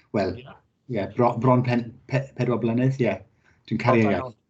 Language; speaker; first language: Welsh; non-native, learner; English